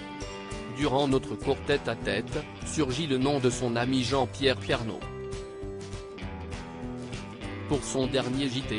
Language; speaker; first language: French; native; French